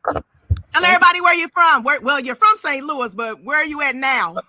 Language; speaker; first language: English; native; English